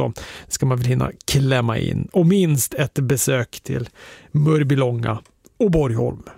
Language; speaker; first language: Swedish; native; Swedish